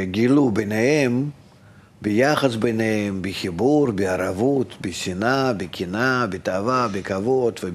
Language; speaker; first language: Hebrew; non-native, fluent; Russian